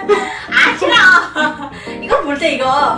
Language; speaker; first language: Korean; non-native, local second language; Vietnamese